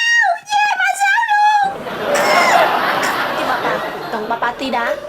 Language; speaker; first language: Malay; non-native, learner; Vietnamese